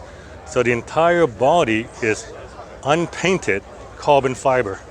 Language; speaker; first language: English; native; English